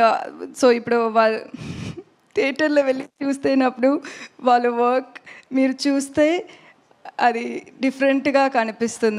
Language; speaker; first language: Telugu; non-native, learner; Tamil